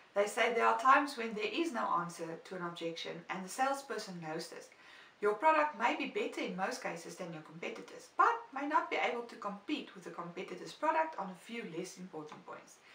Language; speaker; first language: English; non-native, local second language; Afrikaans